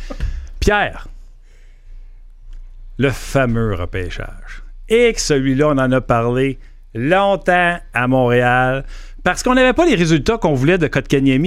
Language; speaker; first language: French; native; French